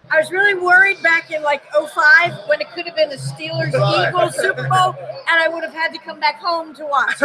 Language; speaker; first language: English; native; English